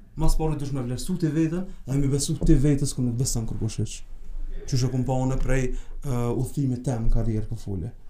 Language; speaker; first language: Albanian; native; Albanian